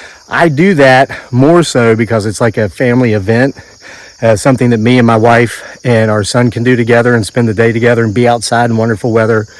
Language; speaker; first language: English; native; English